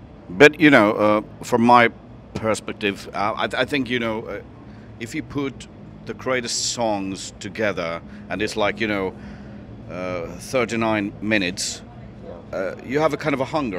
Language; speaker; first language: English; non-native, fluent; Finnish